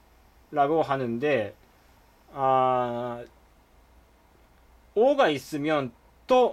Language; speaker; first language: Korean; non-native, fluent; Japanese